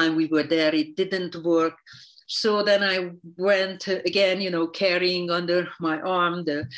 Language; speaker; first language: English; non-native, fluent; Hungarian